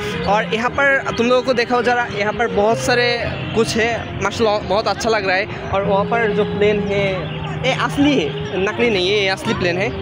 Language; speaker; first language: Hindi; non-native, learner; Bangla